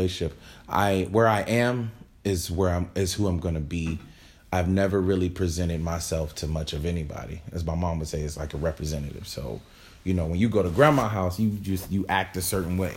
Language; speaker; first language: English; native; English